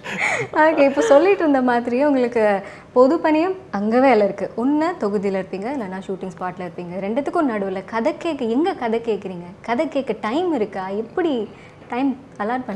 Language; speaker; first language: Tamil; native; Tamil